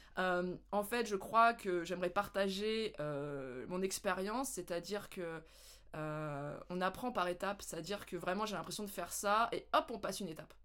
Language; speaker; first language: French; native; French